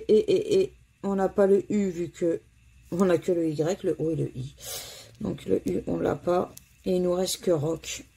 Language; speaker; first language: French; native; French